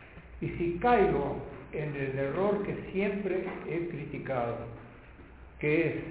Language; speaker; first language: Spanish; native; Spanish